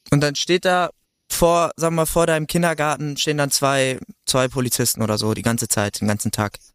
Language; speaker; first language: German; native; German